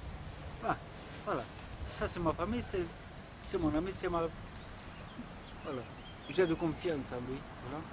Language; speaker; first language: French; non-native, learner; Romanian